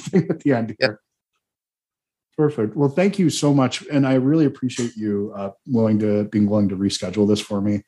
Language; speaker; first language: English; native; English